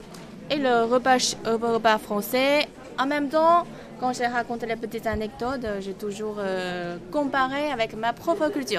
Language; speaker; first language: French; non-native, learner; Chinese